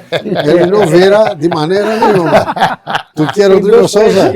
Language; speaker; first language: Portuguese; non-native, fluent; Greek